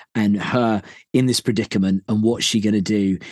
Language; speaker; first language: English; native; English